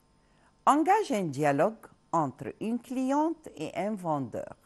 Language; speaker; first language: French; non-native, local second language; Arabic